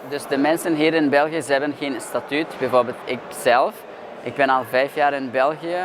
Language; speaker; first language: Dutch; non-native, fluent; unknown